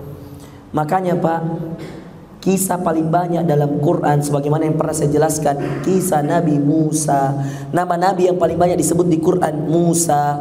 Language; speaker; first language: Indonesian; native; Indonesian